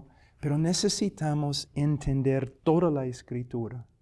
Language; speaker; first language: Spanish; non-native, fluent; English